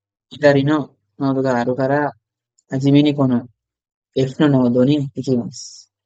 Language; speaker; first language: Japanese; non-native, fluent; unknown